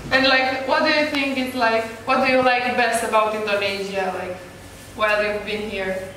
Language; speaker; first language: English; non-native, fluent; Romanian